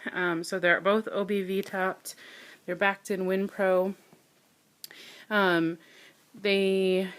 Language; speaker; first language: English; native; English